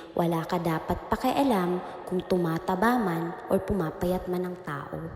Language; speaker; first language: Filipino; native; Filipino